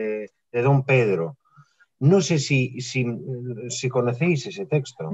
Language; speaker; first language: Spanish; non-native, fluent; Greek